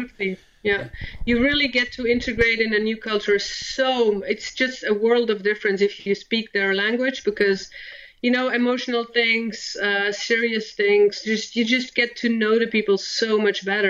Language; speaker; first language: English; non-native, fluent; Dutch